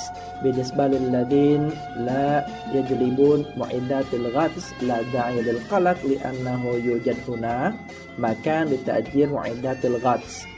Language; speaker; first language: Arabic; non-native, fluent; Indonesian